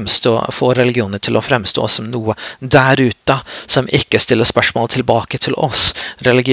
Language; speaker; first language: Norwegian; non-native, fluent; English